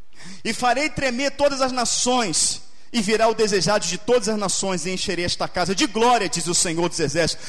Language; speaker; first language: Portuguese; native; Portuguese